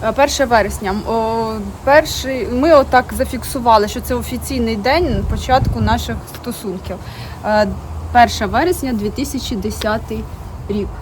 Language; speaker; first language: Ukrainian; non-native, local second language; Russian